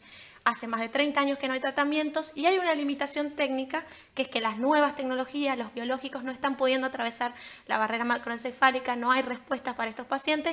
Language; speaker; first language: Spanish; native; Spanish